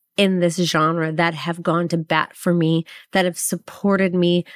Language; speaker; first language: English; native; English